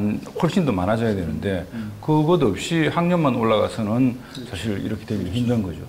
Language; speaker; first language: Korean; native; Korean